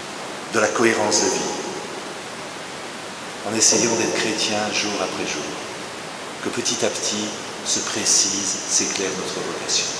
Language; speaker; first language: French; native; French